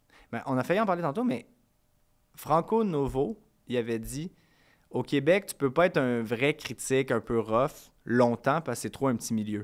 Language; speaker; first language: French; native; French